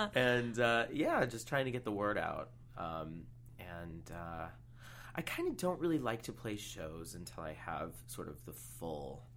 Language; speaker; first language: English; native; English